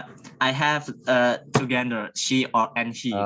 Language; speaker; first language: English; non-native, learner; Indonesian